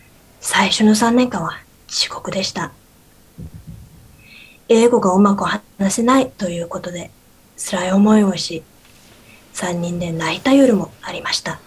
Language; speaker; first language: Japanese; non-native, learner; Korean